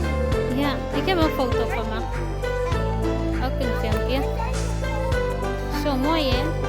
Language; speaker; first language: Dutch; non-native, learner; Filipino